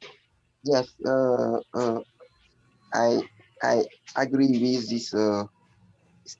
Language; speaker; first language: English; non-native, learner; French